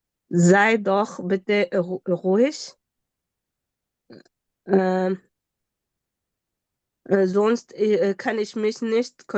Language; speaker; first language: German; non-native, learner; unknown